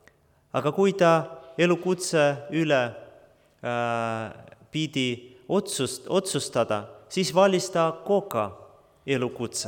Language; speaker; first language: Estonian; non-native, local second language; Russian